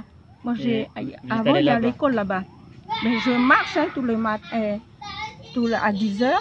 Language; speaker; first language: French; non-native, local second language; Javanese